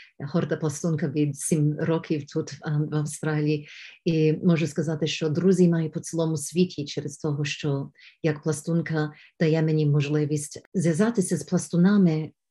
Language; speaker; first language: Ukrainian; early bilingual, heritage; Ukrainian